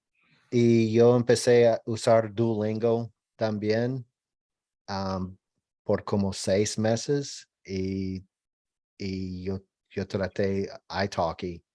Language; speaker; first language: Spanish; non-native, learner; English